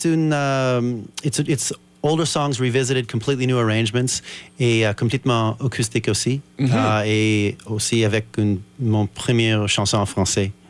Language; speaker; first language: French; non-native, learner; English